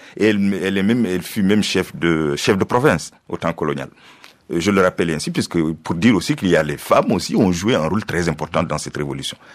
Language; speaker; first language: French; non-native, local second language; Fula